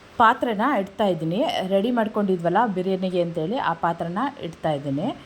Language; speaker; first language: Kannada; native; Kannada